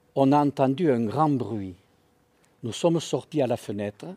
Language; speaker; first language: French; native; French